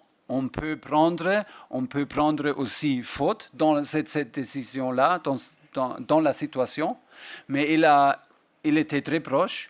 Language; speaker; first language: French; non-native, fluent; German